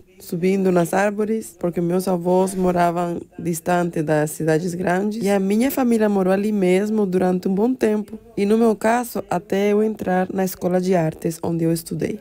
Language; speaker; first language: Portuguese; non-native, fluent; Spanish